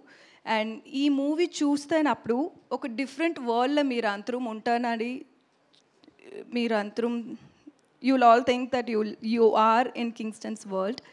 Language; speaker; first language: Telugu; non-native, learner; Tamil